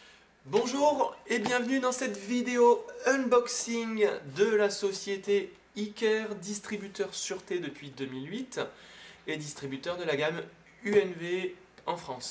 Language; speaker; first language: French; native; French